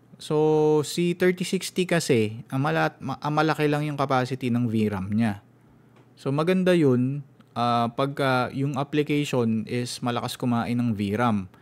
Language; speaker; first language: Filipino; non-native, local second language; Cebuano